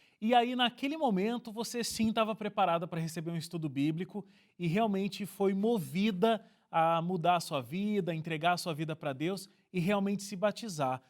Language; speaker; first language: Portuguese; native; Portuguese